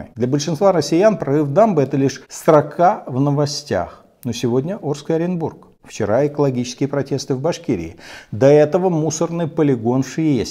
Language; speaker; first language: Russian; native; Russian